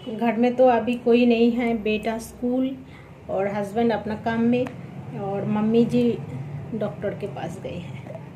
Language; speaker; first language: Hindi; non-native, local second language; Bangla